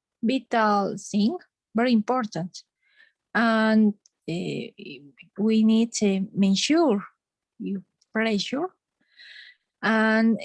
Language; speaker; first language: English; non-native, learner; Spanish